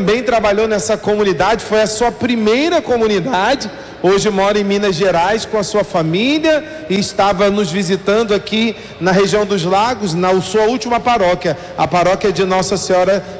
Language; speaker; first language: Portuguese; native; Portuguese